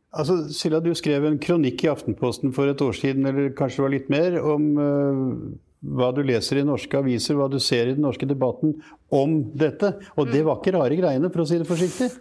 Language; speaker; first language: Norwegian; native; Norwegian